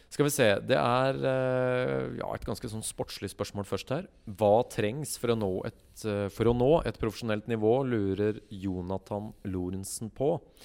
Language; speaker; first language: Norwegian; native; Norwegian